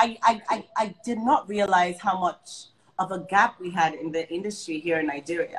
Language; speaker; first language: English; non-native, local second language; Igbo